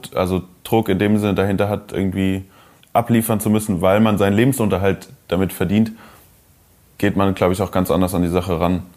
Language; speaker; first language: German; native; German